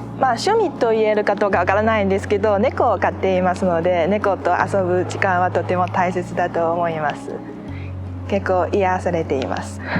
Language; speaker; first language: Japanese; non-native, fluent; Chinese